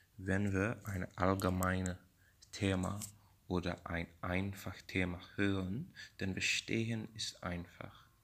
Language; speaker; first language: German; non-native, learner; English